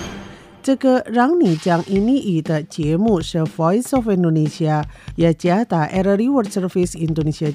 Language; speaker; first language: Chinese; non-native, fluent; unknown